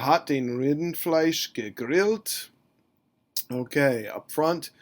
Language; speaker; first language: German; non-native, fluent; English